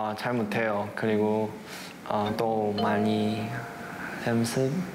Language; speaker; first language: Korean; non-native, learner; Chinese